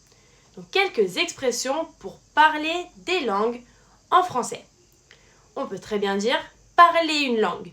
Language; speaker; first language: French; native; French